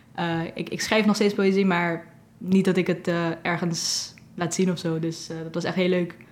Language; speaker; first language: Dutch; non-native, local second language; Papiamento